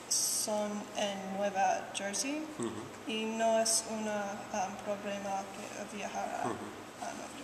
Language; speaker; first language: Spanish; non-native, learner; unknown